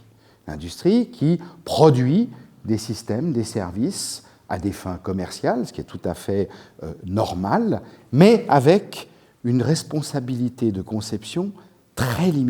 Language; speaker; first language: French; native; French